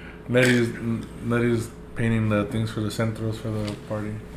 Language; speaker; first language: English; early bilingual, other home language; Spanish